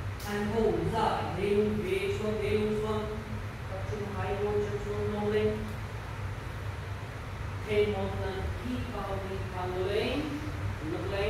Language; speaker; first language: Vietnamese; non-native, learner; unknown